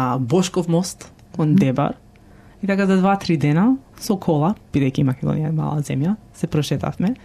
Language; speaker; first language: Macedonian; early bilingual, heritage; Macedonian